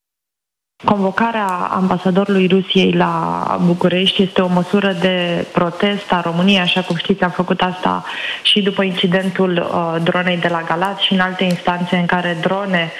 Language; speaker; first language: Romanian; native; Romanian